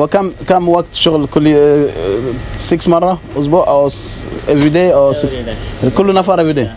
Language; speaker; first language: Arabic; non-native, learner; French